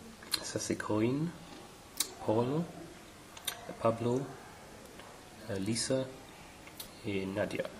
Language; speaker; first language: French; non-native, fluent; English